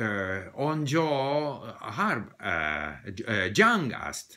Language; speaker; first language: Persian; non-native, learner; English